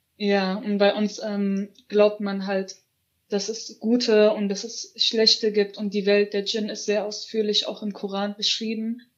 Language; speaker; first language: German; early bilingual, other home language; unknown